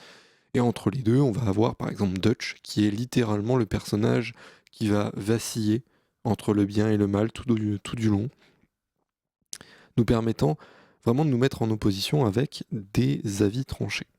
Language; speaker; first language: French; native; French